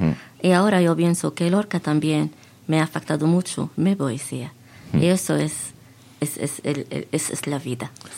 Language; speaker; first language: Spanish; non-native, fluent; Arabic